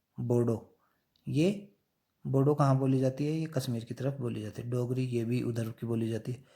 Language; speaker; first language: Hindi; native; Hindi